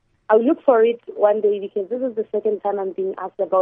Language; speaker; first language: English; non-native, local second language; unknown